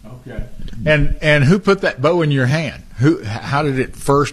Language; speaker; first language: English; native; English